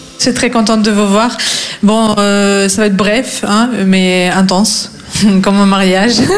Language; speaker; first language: French; non-native, fluent; Russian